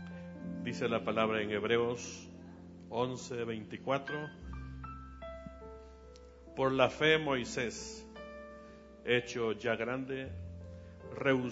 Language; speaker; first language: Spanish; native; Spanish